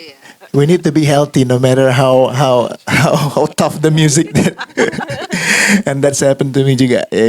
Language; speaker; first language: English; non-native, fluent; Indonesian